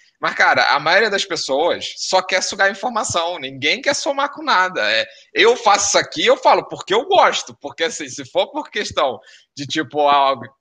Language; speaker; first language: Portuguese; native; Portuguese